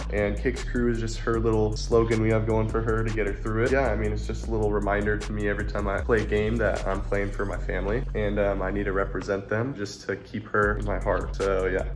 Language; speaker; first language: English; native; English